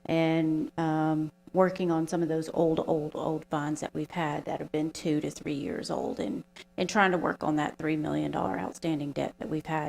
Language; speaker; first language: English; native; English